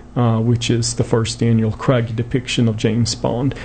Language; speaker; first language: English; non-native, fluent; Swedish